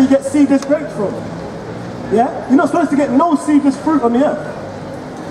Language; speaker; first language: English; native; English